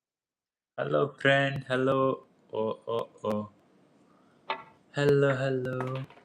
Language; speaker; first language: English; non-native, learner; Nepali